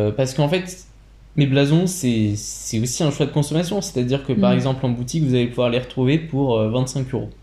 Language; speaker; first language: French; native; French